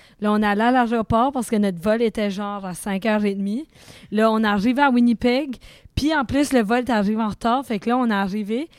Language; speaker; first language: French; native; French